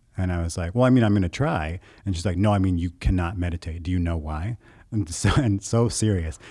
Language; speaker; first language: English; native; English